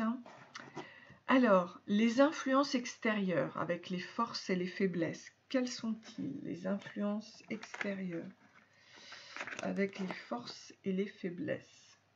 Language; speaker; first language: French; native; French